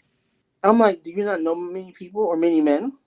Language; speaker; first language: English; native; English